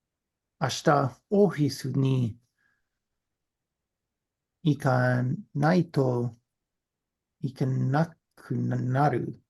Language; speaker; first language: Japanese; non-native, learner; English